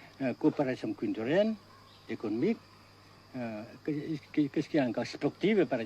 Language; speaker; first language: French; non-native, fluent; Vietnamese